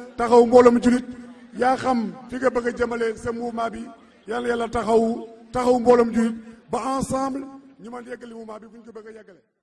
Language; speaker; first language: Wolof; non-native, local second language; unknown